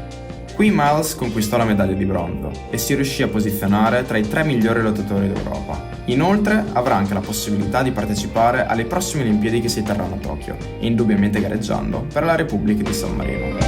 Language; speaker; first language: Italian; native; Italian